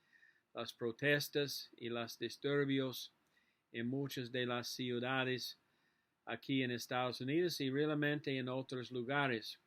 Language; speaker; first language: Spanish; non-native, learner; English